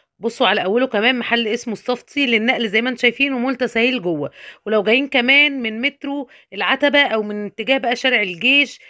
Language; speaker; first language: Arabic; native; Arabic